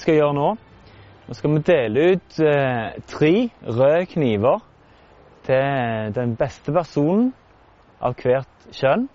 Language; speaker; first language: Norwegian; native; Norwegian